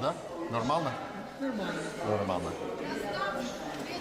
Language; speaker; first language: Russian; non-native, learner; English